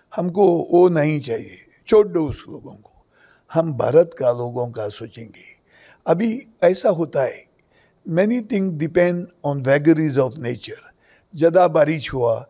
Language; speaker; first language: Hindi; non-native, local second language; Konkani